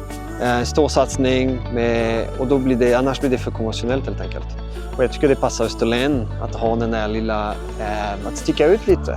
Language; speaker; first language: Swedish; non-native, fluent; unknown